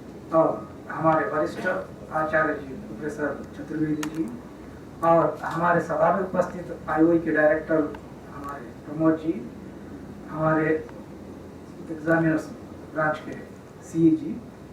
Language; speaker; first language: Hindi; native; Hindi